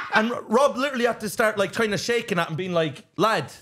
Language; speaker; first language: English; native; English